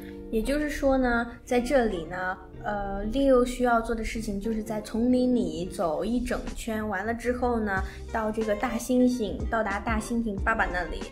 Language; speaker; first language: Chinese; native; Chinese